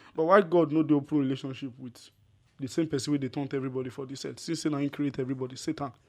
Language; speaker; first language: Nigerian Pidgin; non-native, local second language; Yoruba